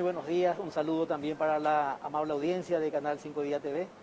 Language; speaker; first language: Spanish; native; Spanish